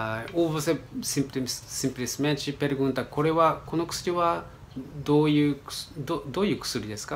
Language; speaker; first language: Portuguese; non-native, fluent; Japanese